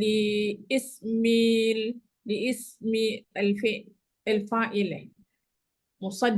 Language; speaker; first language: Arabic; non-native, learner; Malay